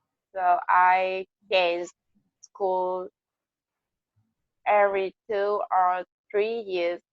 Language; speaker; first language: English; non-native, learner; Vietnamese